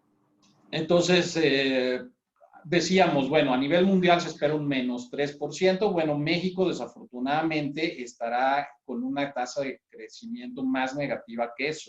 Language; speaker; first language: Spanish; native; Spanish